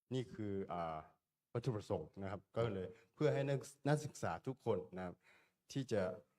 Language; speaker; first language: Thai; non-native, local second language; Karen languages